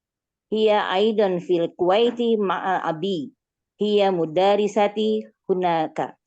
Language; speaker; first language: Arabic; non-native, learner; Indonesian